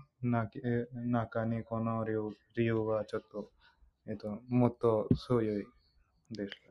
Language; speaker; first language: Japanese; non-native, learner; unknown